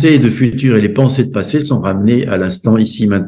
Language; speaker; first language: French; native; French